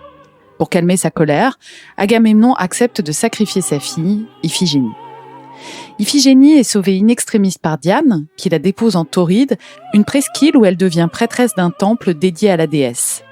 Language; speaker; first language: French; native; French